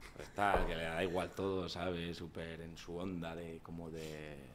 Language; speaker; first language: Spanish; native; Spanish